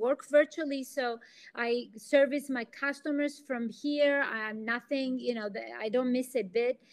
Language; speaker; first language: English; non-native, fluent; Greek